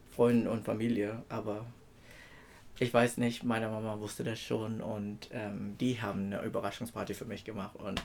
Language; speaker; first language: German; non-native, fluent; Filipino